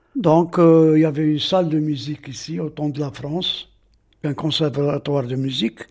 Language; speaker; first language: French; non-native, local second language; Arabic